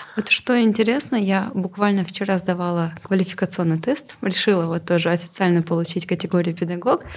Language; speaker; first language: Russian; non-native, local second language; Kazakh